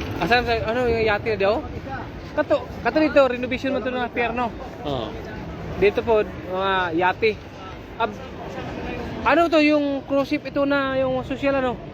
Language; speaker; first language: Filipino; native; Filipino